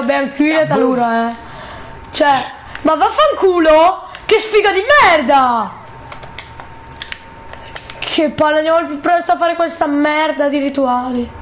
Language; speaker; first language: Italian; native; Italian